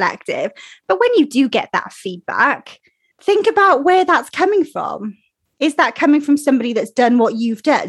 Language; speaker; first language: English; native; English